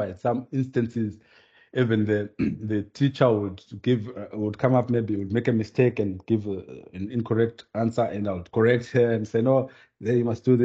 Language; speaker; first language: English; non-native, local second language; Shona